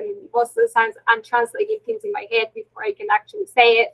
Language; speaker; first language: English; non-native, fluent; Spanish